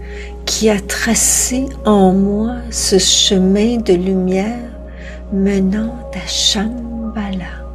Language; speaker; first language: French; native; French